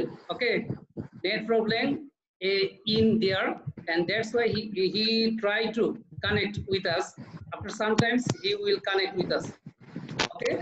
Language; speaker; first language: English; non-native, learner; Bangla